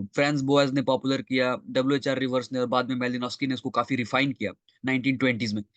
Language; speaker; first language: Hindi; non-native, local second language; Bangla